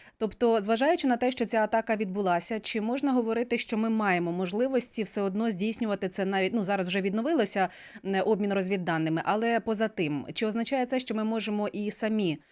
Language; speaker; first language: Ukrainian; native; Ukrainian